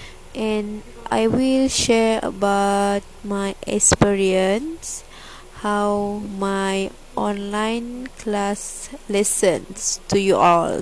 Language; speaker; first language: English; non-native, learner; Malay